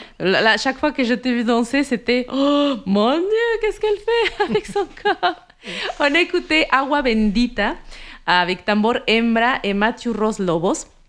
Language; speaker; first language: French; non-native, fluent; Spanish